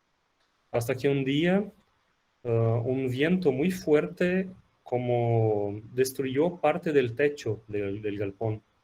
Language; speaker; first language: Spanish; non-native, fluent; Portuguese